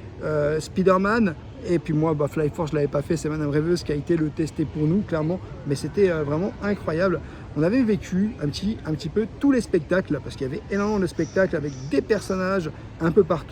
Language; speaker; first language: French; native; French